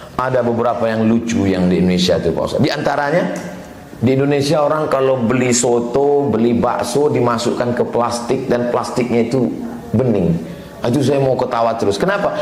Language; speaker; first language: Indonesian; native; Indonesian